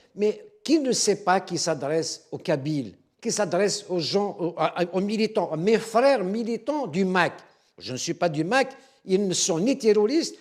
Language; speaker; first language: French; non-native, local second language; Kabyle